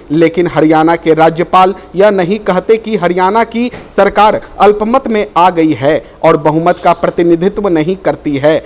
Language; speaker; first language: Hindi; native; Hindi